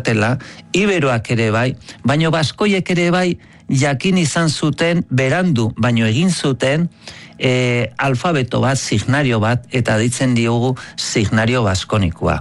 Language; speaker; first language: Basque; native; Basque